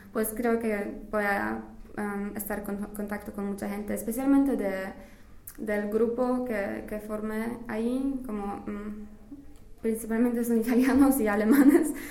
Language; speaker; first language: Spanish; non-native, fluent; English